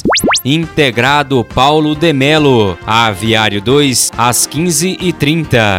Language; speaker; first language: Portuguese; native; Portuguese